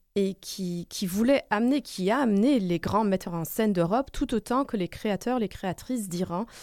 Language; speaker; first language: French; non-native, fluent; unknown